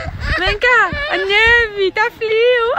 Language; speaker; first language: Portuguese; native; Portuguese